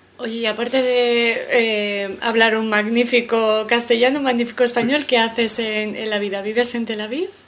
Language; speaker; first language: Spanish; native; Spanish